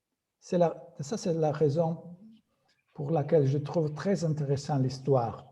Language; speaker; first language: French; non-native, fluent; Italian